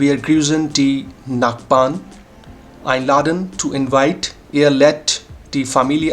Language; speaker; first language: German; non-native, fluent; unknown